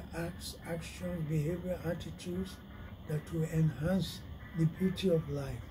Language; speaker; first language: English; non-native, local second language; Yoruba